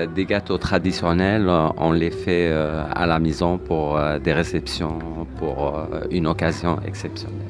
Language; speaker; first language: French; non-native, local second language; Arabic